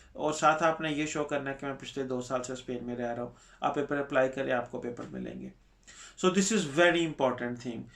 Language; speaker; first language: Urdu; non-native, local second language; Punjabi